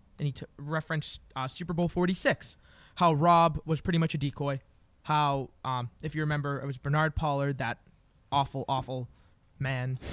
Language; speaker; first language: English; native; English